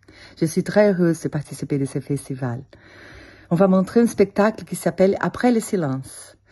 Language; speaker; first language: French; non-native, fluent; Portuguese